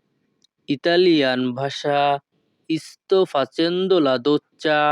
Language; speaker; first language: Italian; non-native, learner; Bangla